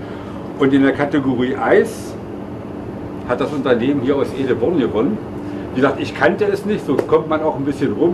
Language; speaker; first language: German; native; German